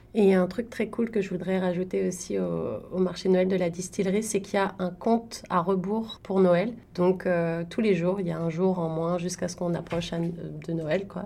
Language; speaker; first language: French; native; French